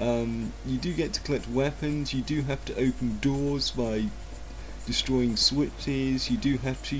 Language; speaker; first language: English; native; English